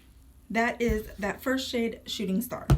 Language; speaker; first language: English; native; English